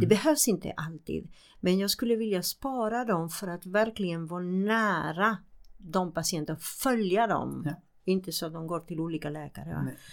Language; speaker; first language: Swedish; non-native, fluent; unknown